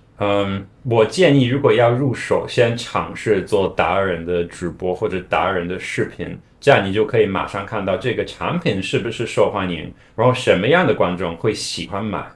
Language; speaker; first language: Chinese; non-native, fluent; English